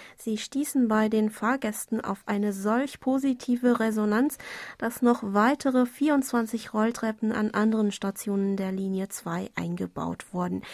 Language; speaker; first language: German; non-native, fluent; Korean